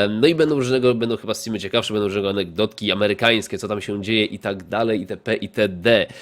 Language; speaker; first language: Polish; native; Polish